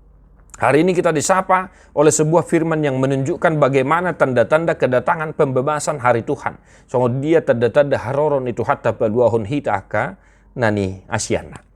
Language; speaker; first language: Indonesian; non-native, local second language; Batak Toba